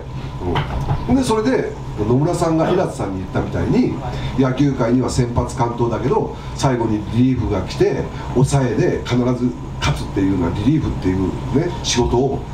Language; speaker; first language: Japanese; native; Japanese